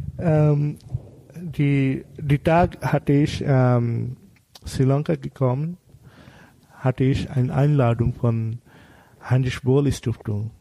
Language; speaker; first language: German; non-native, learner; Bangla